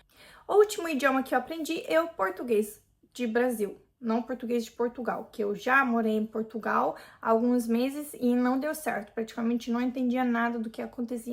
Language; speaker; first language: Portuguese; non-native, fluent; Hungarian